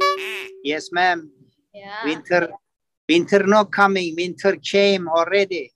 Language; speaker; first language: English; non-native, learner; Turkish